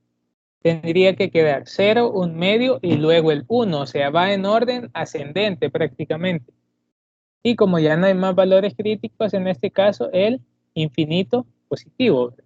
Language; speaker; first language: Spanish; native; Spanish